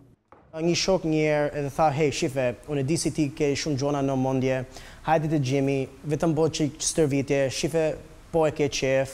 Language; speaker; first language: Albanian; early bilingual, heritage; Albanian